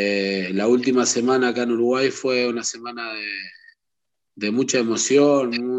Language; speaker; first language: Spanish; native; Spanish